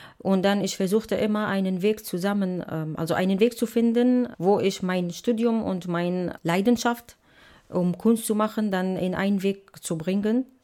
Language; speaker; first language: German; non-native, fluent; Arabic